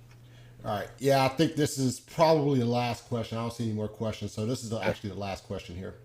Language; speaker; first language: English; native; English